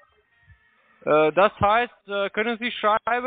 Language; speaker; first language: German; non-native, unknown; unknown